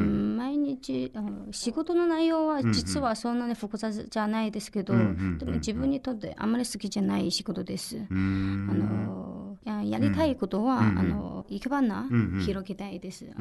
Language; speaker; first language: Japanese; non-native, learner; Chinese